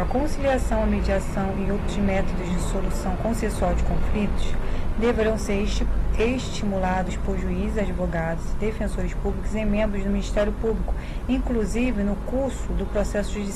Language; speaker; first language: Portuguese; native; Portuguese